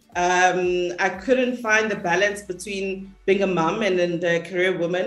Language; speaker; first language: English; non-native, local second language; Zulu